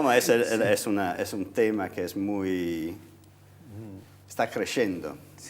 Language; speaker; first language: Spanish; non-native, fluent; Italian